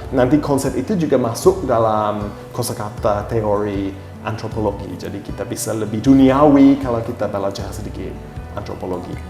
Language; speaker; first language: Indonesian; non-native, fluent; English